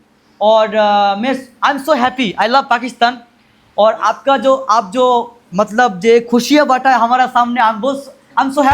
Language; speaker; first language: Hindi; non-native, learner; Bangla